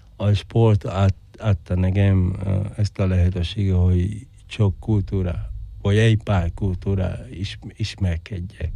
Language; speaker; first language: Hungarian; non-native, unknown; Spanish